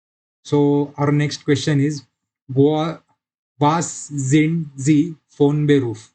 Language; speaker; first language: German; non-native, learner; Marathi